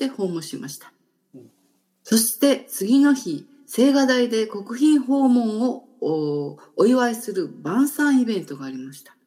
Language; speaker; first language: Japanese; native; Japanese